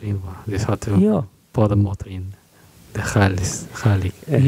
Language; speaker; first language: Swedish; non-native, learner; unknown